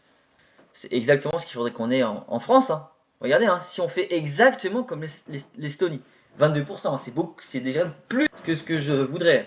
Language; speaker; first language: French; native; French